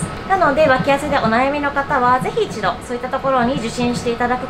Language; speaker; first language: Japanese; native; Japanese